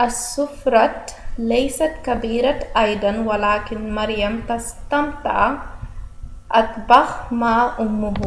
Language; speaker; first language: Arabic; non-native, learner; English